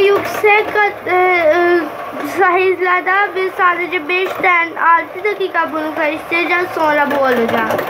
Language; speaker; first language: Turkish; non-native, learner; Urdu